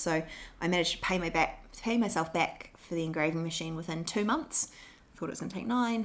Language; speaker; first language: English; native; English